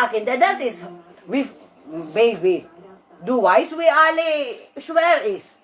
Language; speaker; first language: German; non-native, learner; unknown